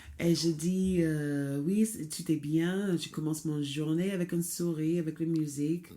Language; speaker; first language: French; non-native, fluent; English